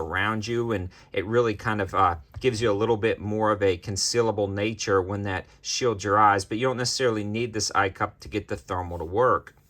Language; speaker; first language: English; native; English